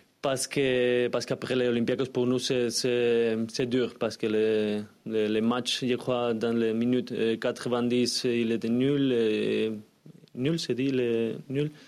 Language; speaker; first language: French; non-native, learner; Spanish